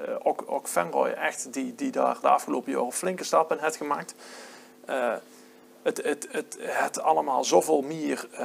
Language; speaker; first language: Dutch; native; Dutch